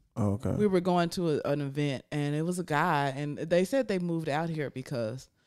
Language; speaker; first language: English; native; English